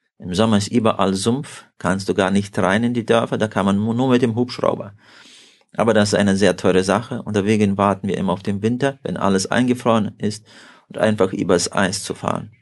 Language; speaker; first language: German; early bilingual, heritage; German